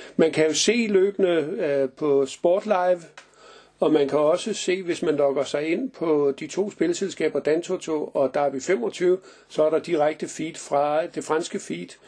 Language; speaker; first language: Danish; native; Danish